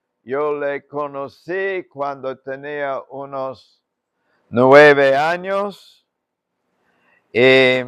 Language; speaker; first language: Spanish; non-native, fluent; English